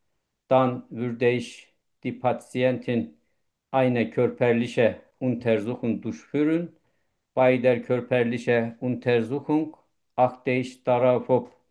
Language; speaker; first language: German; non-native, learner; Turkish